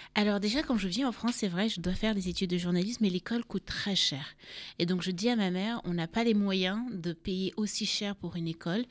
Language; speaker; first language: French; native; French